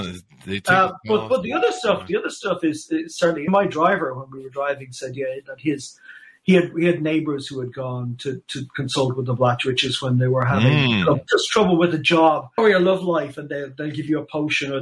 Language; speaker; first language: English; native; English